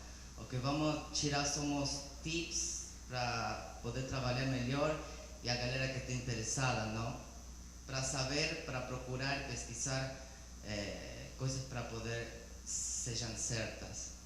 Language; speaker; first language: Portuguese; non-native, learner; Spanish